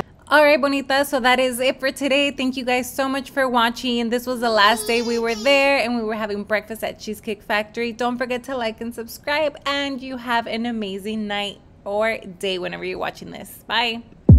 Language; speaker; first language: English; early bilingual, other home language; Spanish